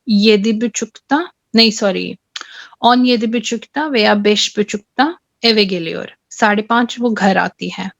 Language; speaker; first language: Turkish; non-native, learner; Urdu